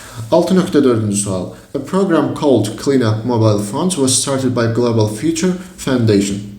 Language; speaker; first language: English; non-native, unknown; Azerbaijani